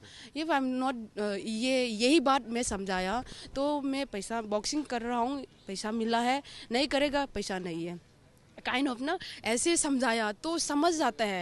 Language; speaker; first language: Hindi; non-native, local second language; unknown